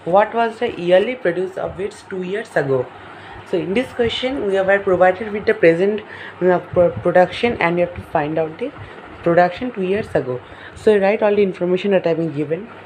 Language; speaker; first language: English; non-native, local second language; Hindi